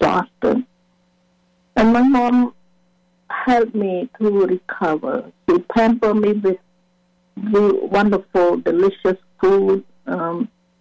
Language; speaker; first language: English; non-native, fluent; Khmer